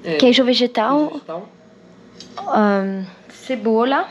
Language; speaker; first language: Portuguese; non-native, fluent; French